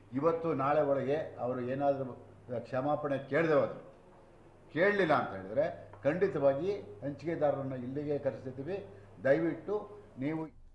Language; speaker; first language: Kannada; native; Kannada